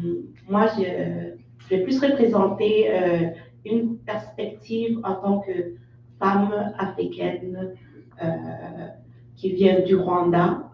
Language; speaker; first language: French; non-native, local second language; Kinyarwanda